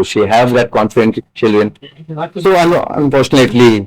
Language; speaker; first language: Telugu; non-native, learner; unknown